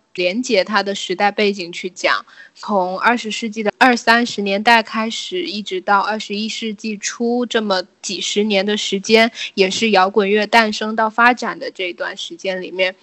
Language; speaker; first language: Chinese; native; Chinese